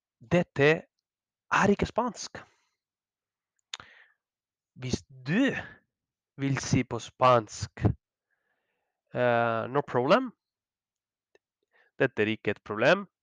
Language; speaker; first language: Norwegian; non-native, learner; Spanish